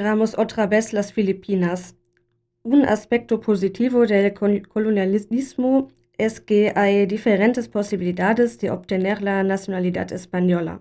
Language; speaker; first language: Spanish; non-native, learner; German